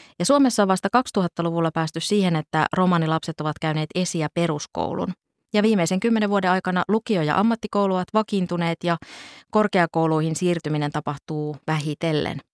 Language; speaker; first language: Finnish; native; Finnish